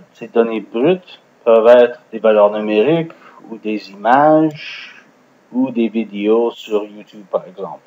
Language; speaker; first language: French; non-native, fluent; English